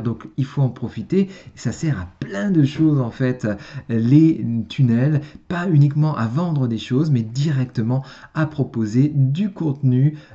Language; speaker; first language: French; native; French